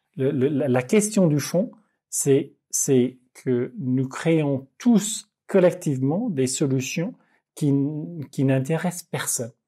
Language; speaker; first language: French; non-native, fluent; Dutch